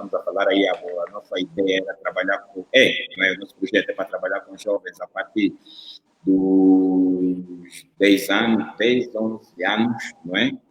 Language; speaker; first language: Portuguese; native; Portuguese